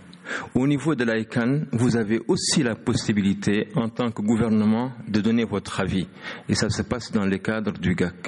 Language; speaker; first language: French; non-native, local second language; Arabic